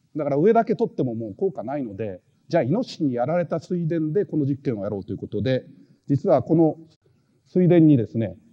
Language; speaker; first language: Japanese; native; Japanese